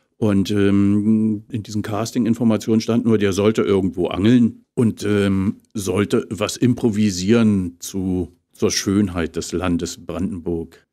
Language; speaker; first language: German; native; German